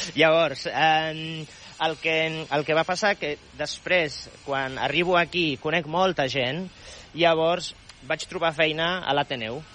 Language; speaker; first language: Catalan; non-native, fluent; Polish